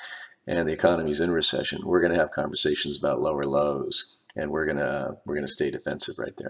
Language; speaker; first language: English; native; English